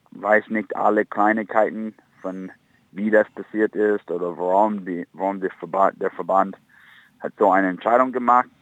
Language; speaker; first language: German; non-native, fluent; English